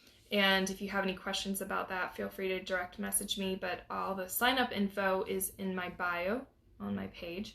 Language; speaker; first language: English; native; English